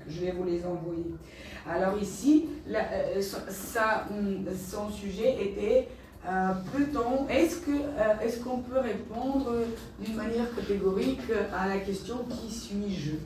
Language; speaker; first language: French; non-native, fluent; Bulgarian